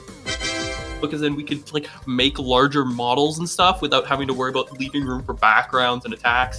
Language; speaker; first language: English; native; English